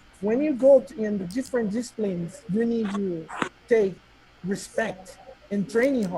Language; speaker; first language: English; non-native, learner; Portuguese